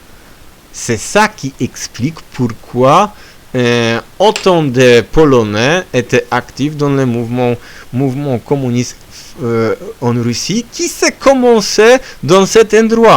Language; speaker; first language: French; non-native, learner; Polish